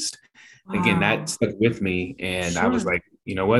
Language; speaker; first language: English; native; English